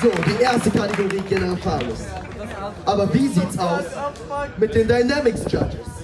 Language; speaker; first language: German; native; German